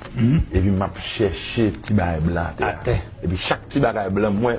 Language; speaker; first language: Haitian Creole; native; Haitian Creole